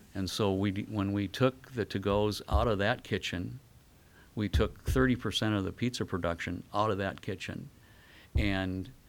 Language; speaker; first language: English; native; English